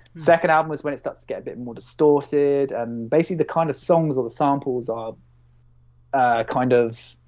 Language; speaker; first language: English; native; English